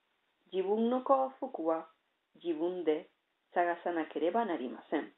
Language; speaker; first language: Japanese; non-native, learner; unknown